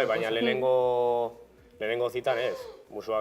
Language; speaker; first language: Basque; non-native, local second language; Spanish